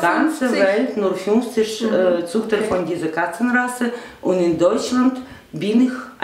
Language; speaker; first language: German; non-native, learner; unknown